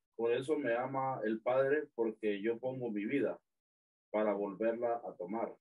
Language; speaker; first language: Spanish; native; Spanish